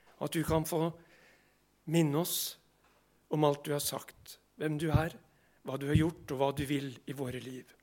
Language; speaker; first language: Norwegian; native; Norwegian